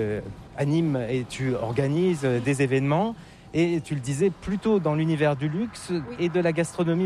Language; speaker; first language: French; native; French